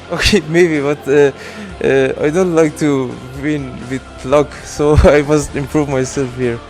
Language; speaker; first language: English; non-native, fluent; Persian